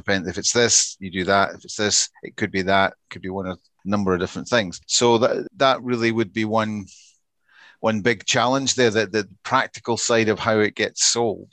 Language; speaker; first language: English; native; English